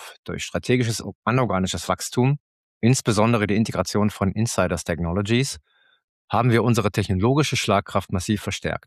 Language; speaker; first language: German; native; German